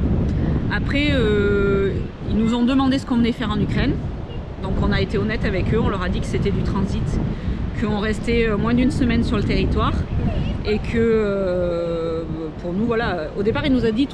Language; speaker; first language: French; native; French